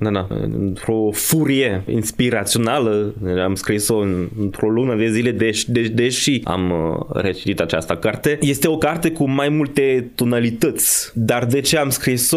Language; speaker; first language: Romanian; non-native, fluent; French